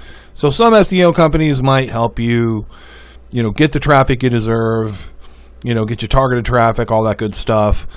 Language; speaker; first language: English; native; English